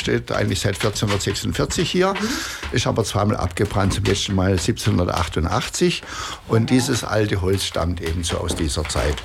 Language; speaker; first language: German; native; German